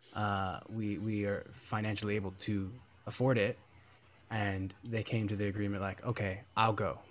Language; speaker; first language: English; native; English